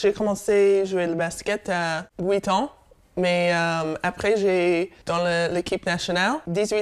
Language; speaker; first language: French; non-native, fluent; English